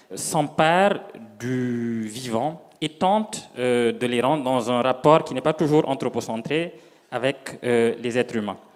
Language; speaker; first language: French; non-native, local second language; Serer